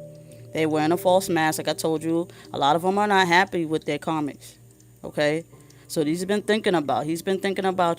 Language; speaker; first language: English; native; English